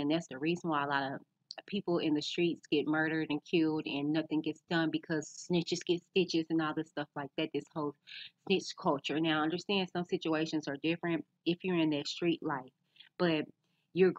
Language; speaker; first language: English; native; English